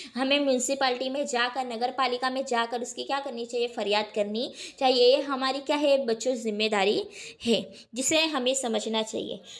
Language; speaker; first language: Hindi; non-native, local second language; Gujarati